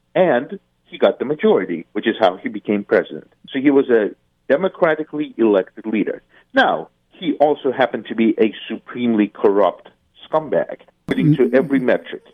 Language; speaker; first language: English; non-native, fluent; Russian